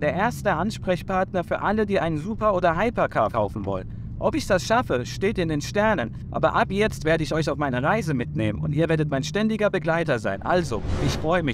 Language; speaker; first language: German; native; German